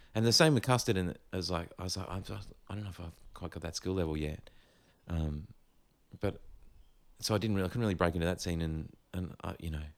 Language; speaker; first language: English; native; English